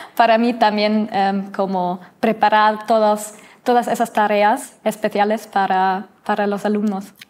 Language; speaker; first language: Spanish; non-native, learner; German